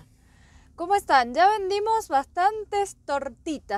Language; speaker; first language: Spanish; native; Spanish